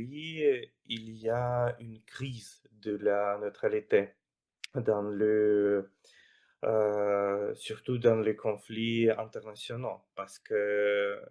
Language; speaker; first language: French; non-native, fluent; Russian